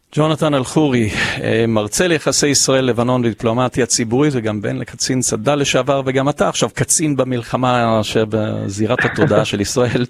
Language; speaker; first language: Hebrew; early bilingual, other home language; English